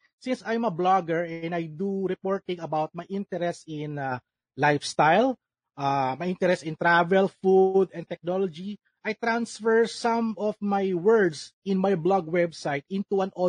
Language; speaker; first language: English; non-native, local second language; Filipino